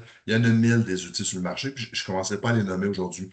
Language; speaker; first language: French; native; French